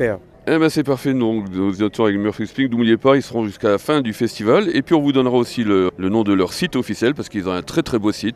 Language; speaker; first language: French; native; French